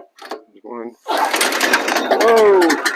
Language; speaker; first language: English; native; English